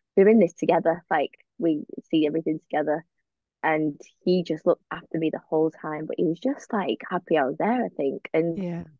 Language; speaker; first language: English; native; English